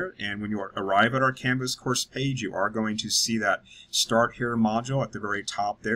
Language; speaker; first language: English; native; English